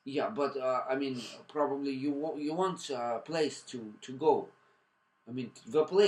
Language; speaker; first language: English; non-native, fluent; Russian